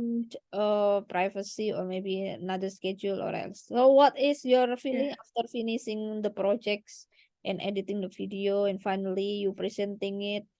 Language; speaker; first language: English; non-native, learner; Indonesian